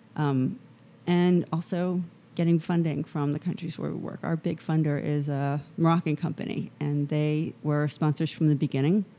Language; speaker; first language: English; native; English